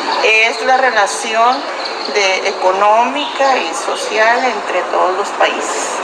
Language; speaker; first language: Spanish; native; Spanish